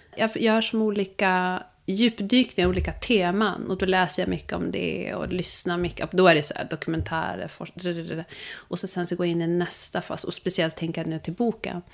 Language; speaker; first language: Swedish; native; Swedish